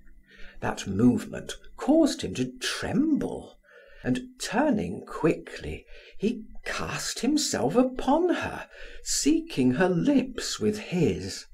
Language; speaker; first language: English; native; English